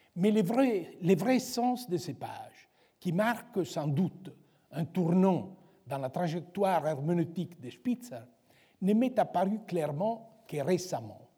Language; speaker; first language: French; non-native, fluent; Italian